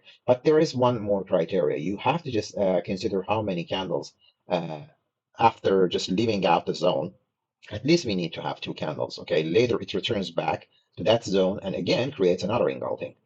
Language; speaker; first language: English; non-native, fluent; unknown